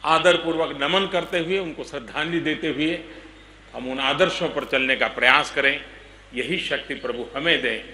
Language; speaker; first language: Hindi; non-native, local second language; Gujarati